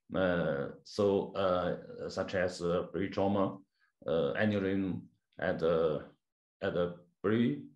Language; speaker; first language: English; non-native, learner; Chinese